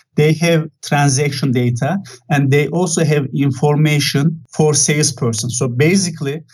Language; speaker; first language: English; non-native, fluent; Turkish